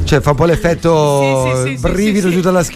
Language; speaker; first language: Italian; native; Italian